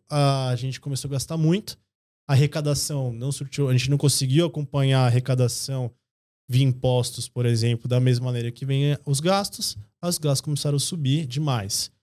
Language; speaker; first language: Portuguese; native; Portuguese